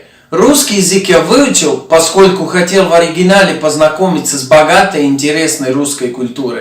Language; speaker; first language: Russian; non-native, fluent; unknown